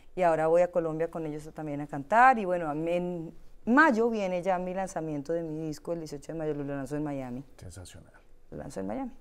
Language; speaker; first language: Spanish; native; Spanish